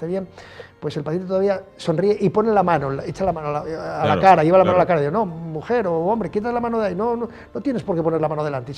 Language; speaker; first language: Spanish; native; Spanish